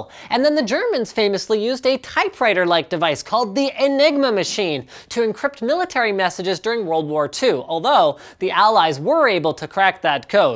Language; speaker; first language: English; native; English